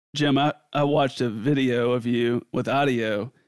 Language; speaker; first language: English; native; English